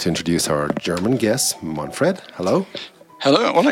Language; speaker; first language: English; non-native, fluent; Russian